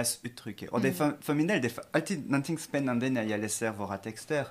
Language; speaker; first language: Swedish; non-native, fluent; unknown